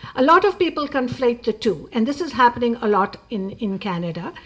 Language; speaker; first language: English; non-native, local second language; Urdu